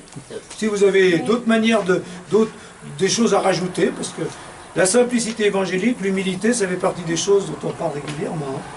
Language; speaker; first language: French; native; French